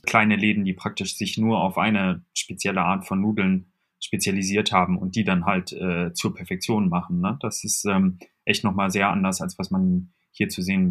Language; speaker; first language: German; native; German